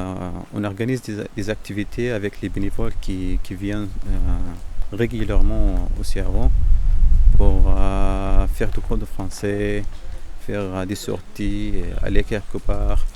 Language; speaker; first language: French; non-native, fluent; Arabic